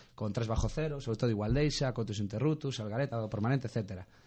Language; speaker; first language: Spanish; native; Spanish